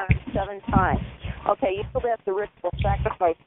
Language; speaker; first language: English; native; English